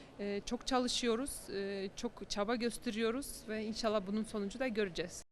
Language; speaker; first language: Turkish; non-native, fluent; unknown